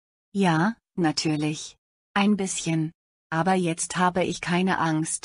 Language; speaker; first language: German; non-native, learner; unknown